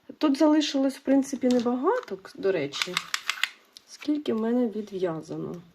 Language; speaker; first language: Ukrainian; non-native, local second language; Russian